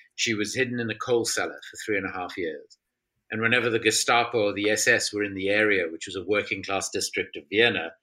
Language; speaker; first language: English; native; English